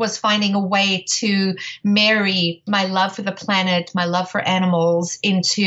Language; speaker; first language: English; native; English